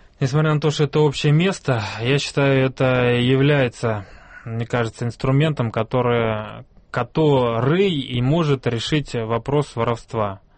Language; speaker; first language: Russian; native; Russian